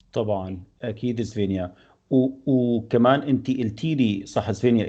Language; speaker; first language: Arabic; native; Arabic